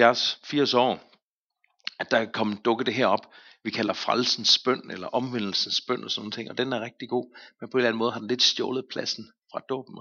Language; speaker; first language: Danish; native; Danish